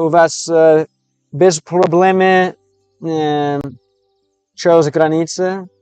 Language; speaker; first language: Russian; non-native, learner; English